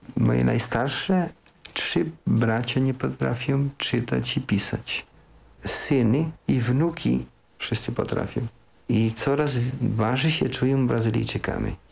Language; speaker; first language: Polish; early bilingual, heritage; Polish